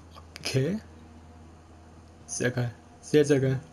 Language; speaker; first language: German; native; German